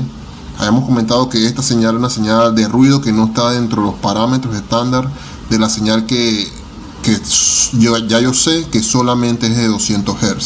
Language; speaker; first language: Spanish; native; Spanish